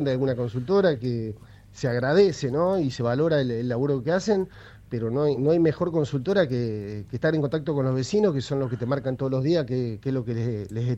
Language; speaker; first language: Spanish; native; Spanish